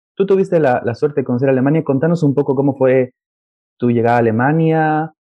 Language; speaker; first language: Spanish; native; Spanish